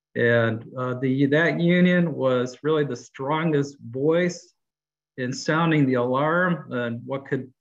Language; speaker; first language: English; native; English